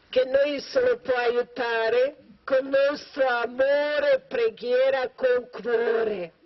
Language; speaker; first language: Italian; non-native, learner; Croatian